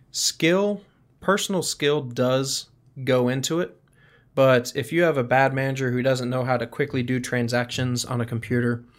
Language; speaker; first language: English; native; English